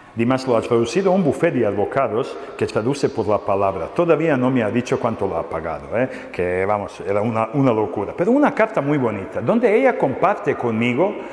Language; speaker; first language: Spanish; non-native, fluent; Serbian